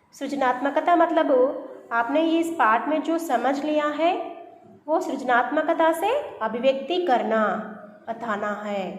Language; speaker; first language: Hindi; non-native, local second language; Telugu